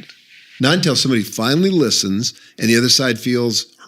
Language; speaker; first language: English; native; English